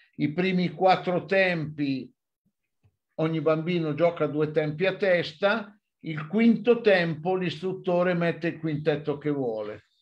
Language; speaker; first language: Italian; native; Italian